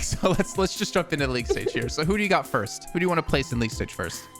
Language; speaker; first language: English; native; English